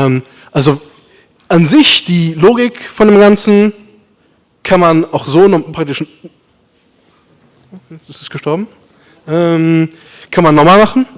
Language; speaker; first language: German; native; German